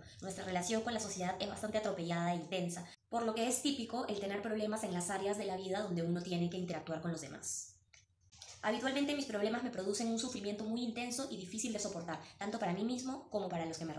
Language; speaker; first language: Spanish; native; Spanish